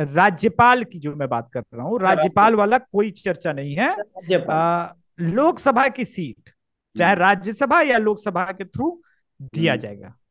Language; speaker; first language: Hindi; native; Hindi